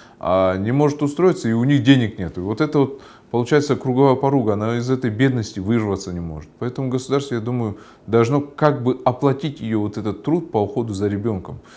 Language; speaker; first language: Russian; non-native, local second language; Kyrgyz